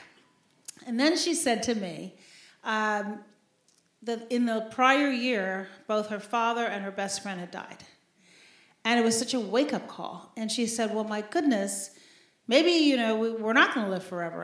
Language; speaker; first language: English; native; English